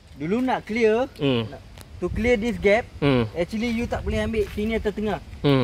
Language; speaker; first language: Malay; native; Malay